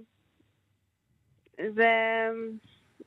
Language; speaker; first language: Hebrew; non-native, learner; Turkish